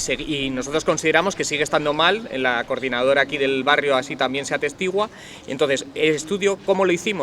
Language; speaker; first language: Spanish; native; Spanish